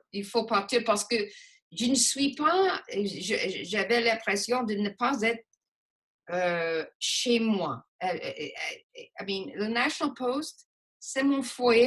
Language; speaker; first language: French; non-native, local second language; English